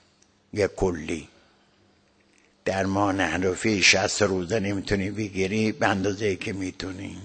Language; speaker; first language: Persian; native; Persian